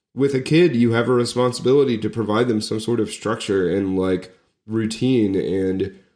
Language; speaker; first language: English; native; English